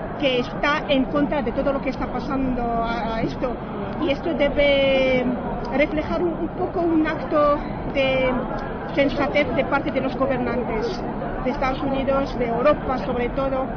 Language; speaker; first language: Spanish; non-native, fluent; Arabic